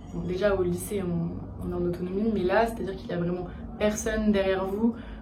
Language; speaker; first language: French; native; French